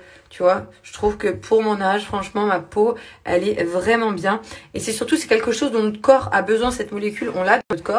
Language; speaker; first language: French; native; French